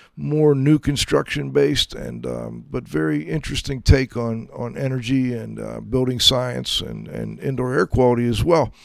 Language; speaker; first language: English; native; English